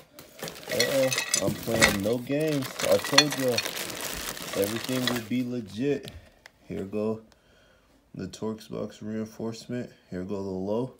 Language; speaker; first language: English; native; English